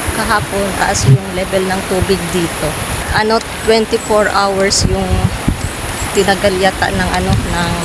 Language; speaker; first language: Filipino; non-native, local second language; Bikol